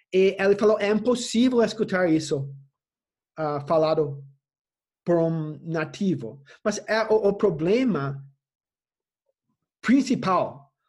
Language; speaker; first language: Portuguese; non-native, fluent; English